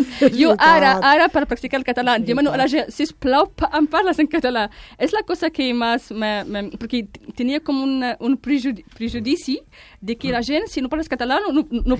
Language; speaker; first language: Catalan; non-native, fluent; Arabic